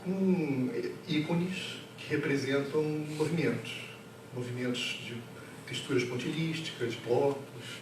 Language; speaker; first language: Portuguese; native; Portuguese